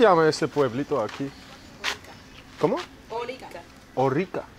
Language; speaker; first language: Spanish; non-native, learner; English